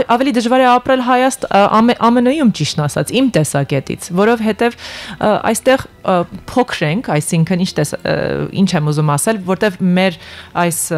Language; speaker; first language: Armenian; early bilingual, heritage; Armenian